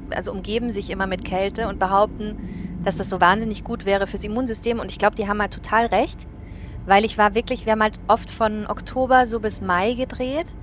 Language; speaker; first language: German; native; German